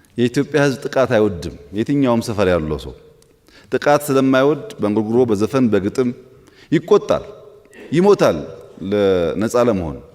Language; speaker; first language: Amharic; non-native, local second language; Oromo